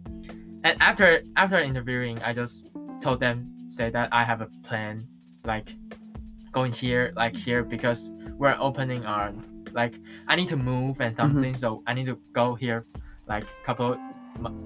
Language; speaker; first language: English; non-native, learner; Chinese